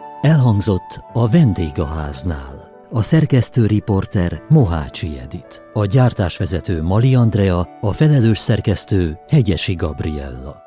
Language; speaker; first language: Hungarian; native; Hungarian